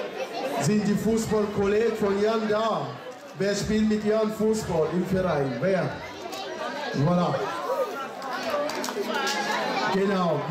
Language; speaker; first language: German; non-native, learner; French